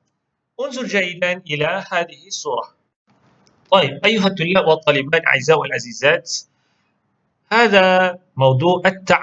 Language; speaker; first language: Arabic; non-native, local second language; Malay